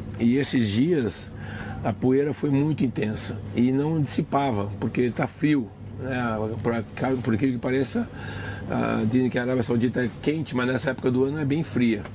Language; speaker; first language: Portuguese; native; Portuguese